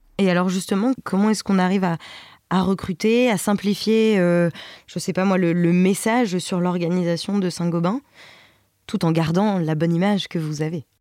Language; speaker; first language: French; native; French